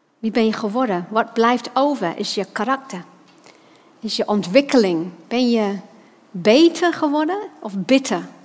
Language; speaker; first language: Dutch; non-native, fluent; English